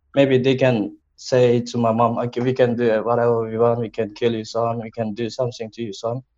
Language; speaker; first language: English; non-native, learner; Chinese